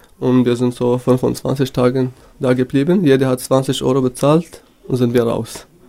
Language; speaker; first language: German; non-native, fluent; Kurdish